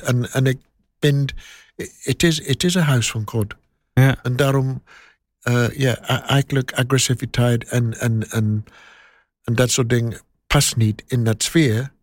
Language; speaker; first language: Dutch; non-native, learner; English